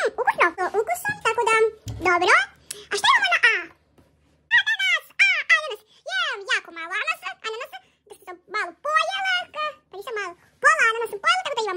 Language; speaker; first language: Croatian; non-native, fluent; Russian